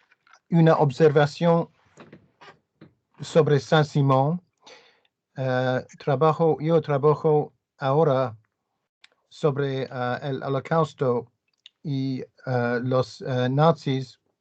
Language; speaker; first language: Spanish; non-native, learner; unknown